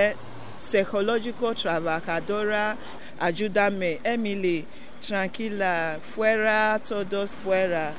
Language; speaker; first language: Spanish; non-native, learner; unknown